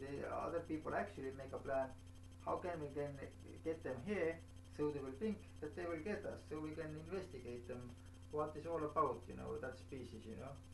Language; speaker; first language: English; non-native, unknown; Estonian